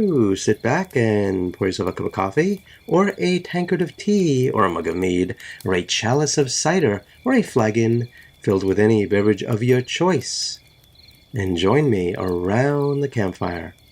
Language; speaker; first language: English; native; English